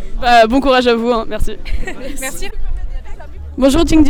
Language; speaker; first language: French; native; French